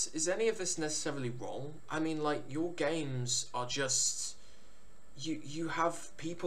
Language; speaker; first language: English; native; English